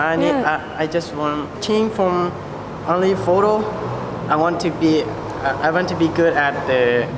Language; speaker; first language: English; non-native, learner; Lao